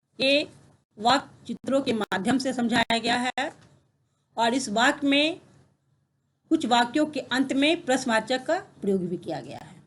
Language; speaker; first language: Hindi; native; Hindi